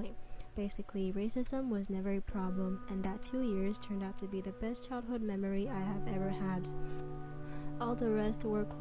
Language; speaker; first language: English; non-native, fluent; Chinese